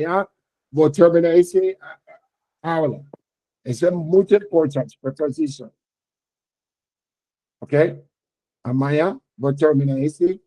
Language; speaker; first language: Portuguese; non-native, learner; English